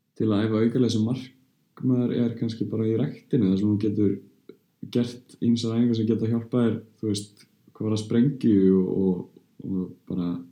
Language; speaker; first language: Icelandic; early bilingual, heritage; Icelandic